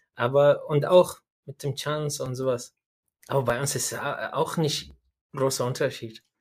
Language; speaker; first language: German; non-native, learner; Arabic